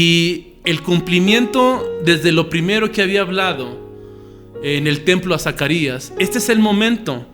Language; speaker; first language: Spanish; native; Spanish